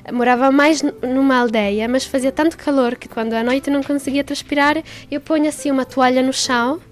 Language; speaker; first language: Portuguese; non-native, learner; Italian